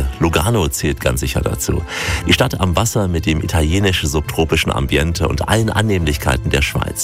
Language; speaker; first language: German; native; German